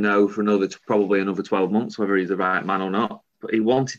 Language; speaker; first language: English; native; English